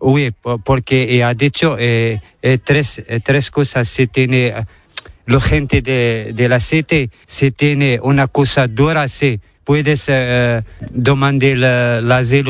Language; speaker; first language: Spanish; non-native, learner; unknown